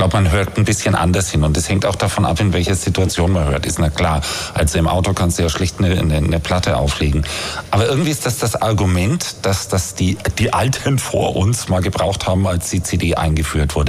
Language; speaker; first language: German; native; German